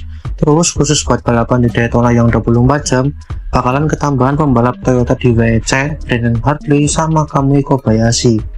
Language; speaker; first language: Indonesian; native; Indonesian